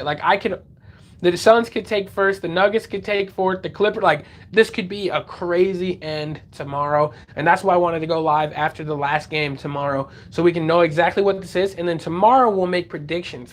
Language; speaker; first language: English; native; English